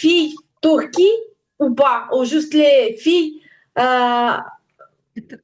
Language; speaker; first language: French; non-native, learner; Ukrainian